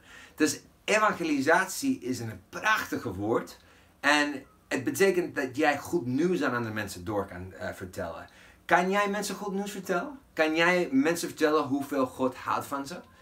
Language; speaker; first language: Dutch; non-native, fluent; English